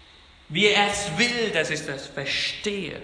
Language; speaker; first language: German; non-native, fluent; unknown